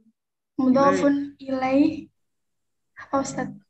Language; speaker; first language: Arabic; non-native, learner; Indonesian